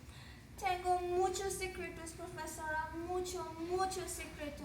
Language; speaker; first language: Spanish; non-native, learner; English